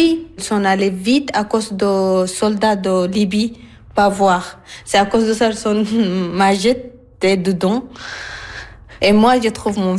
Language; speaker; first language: French; non-native, learner; Arabic